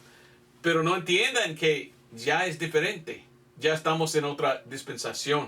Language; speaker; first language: Spanish; non-native, fluent; English